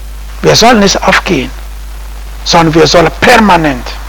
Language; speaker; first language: German; non-native, fluent; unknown